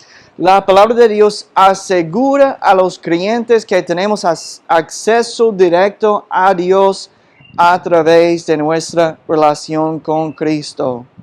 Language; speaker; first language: Spanish; non-native, fluent; English